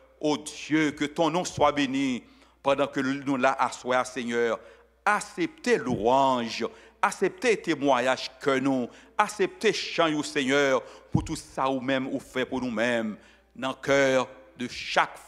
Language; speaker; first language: French; native; French